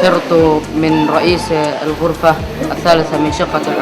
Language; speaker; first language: Arabic; non-native, learner; Indonesian